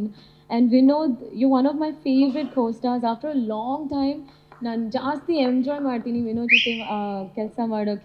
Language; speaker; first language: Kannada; non-native, learner; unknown